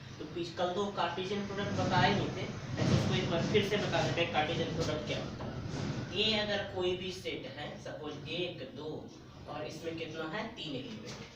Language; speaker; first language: Hindi; native; Hindi